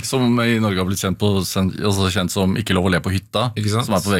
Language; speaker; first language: Norwegian; native; Norwegian